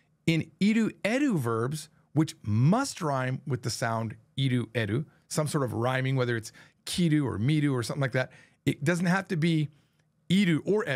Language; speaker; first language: English; native; English